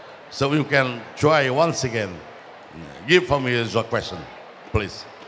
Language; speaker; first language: English; non-native, learner; Vietnamese